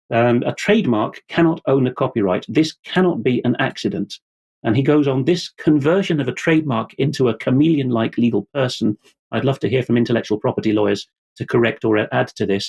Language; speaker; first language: English; non-native, fluent; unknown